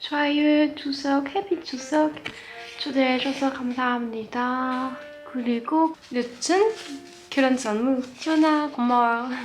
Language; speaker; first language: Korean; non-native, fluent; French